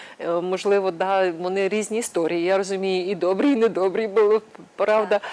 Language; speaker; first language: Ukrainian; native; Ukrainian